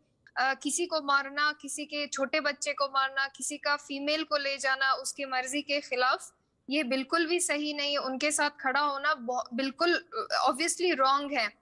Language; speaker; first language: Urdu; non-native, fluent; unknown